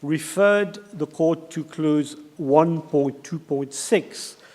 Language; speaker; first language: English; non-native, local second language; Morisyen